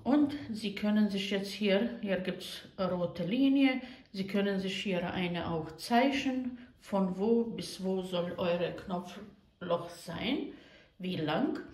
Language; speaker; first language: German; non-native, learner; Croatian